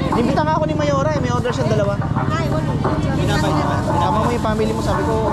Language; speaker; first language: Filipino; native; Filipino